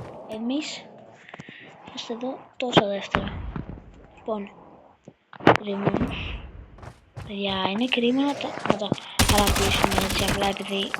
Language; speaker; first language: Greek; native; Greek